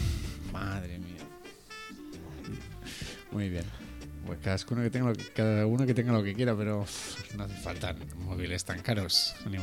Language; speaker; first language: Spanish; native; Spanish